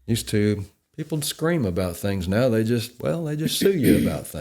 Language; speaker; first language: English; native; English